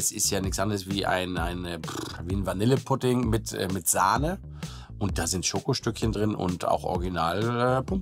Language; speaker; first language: German; native; German